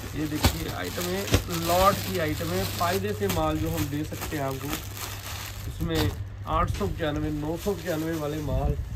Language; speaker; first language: Hindi; non-native, local second language; Punjabi